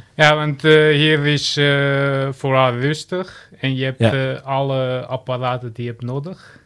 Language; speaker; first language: Dutch; non-native, fluent; Armenian